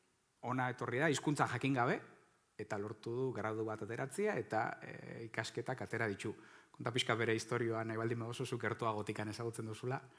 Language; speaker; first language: Basque; native; Basque